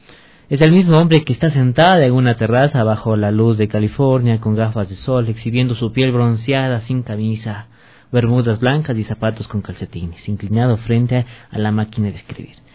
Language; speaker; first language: Spanish; native; Spanish